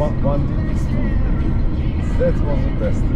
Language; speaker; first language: English; non-native, learner; German